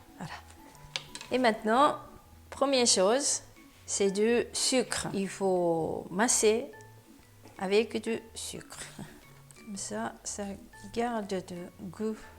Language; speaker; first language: French; non-native, learner; Japanese